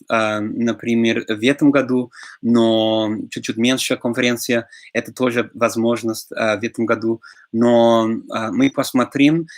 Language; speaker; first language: Russian; non-native, fluent; English